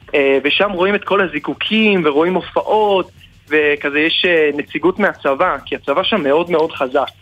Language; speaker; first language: Hebrew; non-native, fluent; English